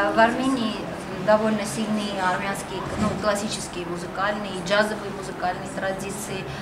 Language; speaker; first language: Russian; non-native, local second language; Armenian